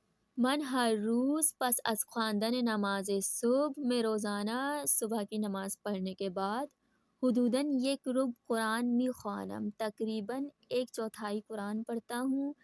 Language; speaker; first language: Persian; non-native, fluent; Urdu